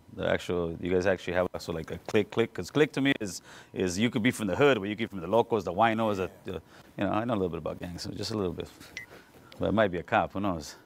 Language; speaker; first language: English; native; English